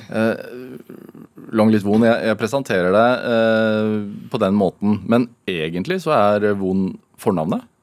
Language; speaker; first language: Norwegian; native; Norwegian